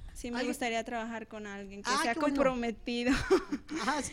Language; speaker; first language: Spanish; native; Spanish